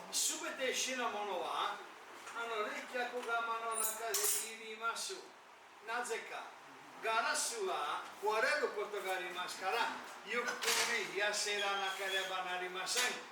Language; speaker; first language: Japanese; non-native, learner; Italian